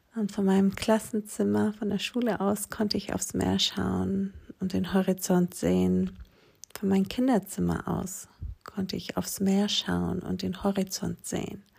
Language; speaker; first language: German; non-native, fluent; Greek